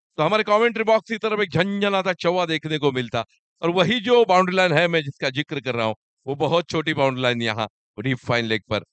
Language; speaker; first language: Hindi; non-native, local second language; Marathi